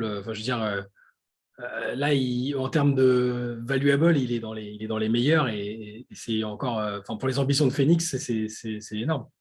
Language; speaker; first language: French; native; French